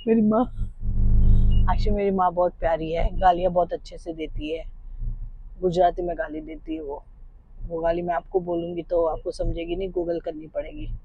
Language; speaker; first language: Hindi; non-native, local second language; Marathi